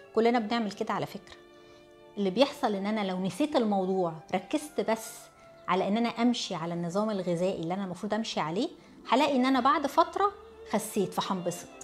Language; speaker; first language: Arabic; early bilingual, heritage; Arabic